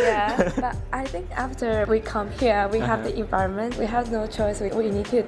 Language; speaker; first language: English; non-native, fluent; Chinese